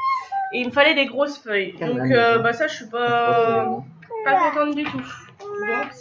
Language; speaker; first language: French; native; French